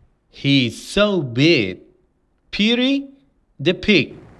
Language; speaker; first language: English; non-native, fluent; Spanish